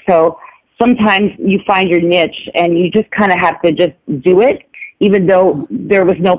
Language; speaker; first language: English; non-native, local second language; Filipino